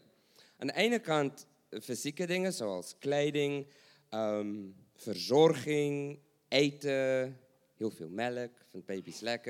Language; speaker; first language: Dutch; non-native, learner; English